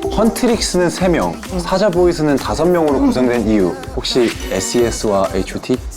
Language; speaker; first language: Korean; early bilingual, heritage; Korean